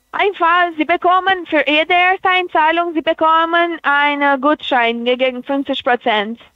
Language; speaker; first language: German; non-native, fluent; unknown